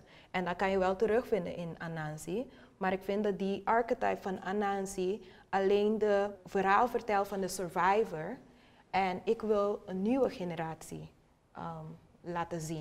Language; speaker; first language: Dutch; non-native, local second language; Papiamento